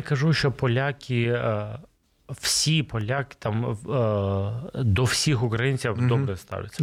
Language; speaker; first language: Ukrainian; non-native, local second language; Russian